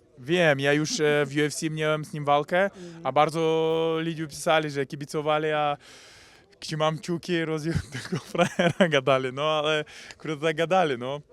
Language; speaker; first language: Polish; non-native, learner; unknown